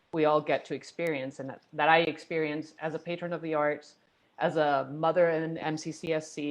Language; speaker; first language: English; non-native, fluent; Spanish